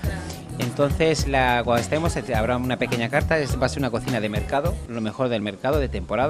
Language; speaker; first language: Spanish; native; Spanish